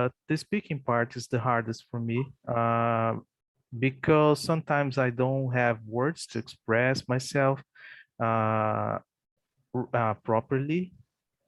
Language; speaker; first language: English; non-native, fluent; Portuguese